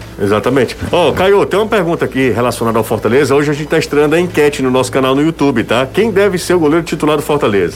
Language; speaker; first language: Portuguese; native; Portuguese